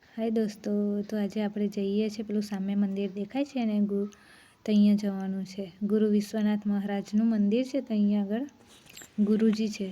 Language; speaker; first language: Gujarati; native; Gujarati